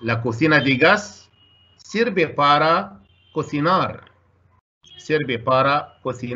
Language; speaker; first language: Spanish; non-native, fluent; Arabic